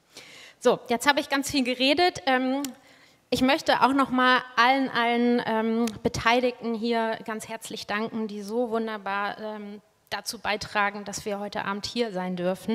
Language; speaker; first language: German; native; German